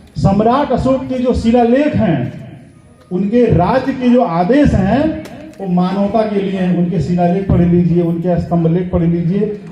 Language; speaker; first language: Hindi; native; Hindi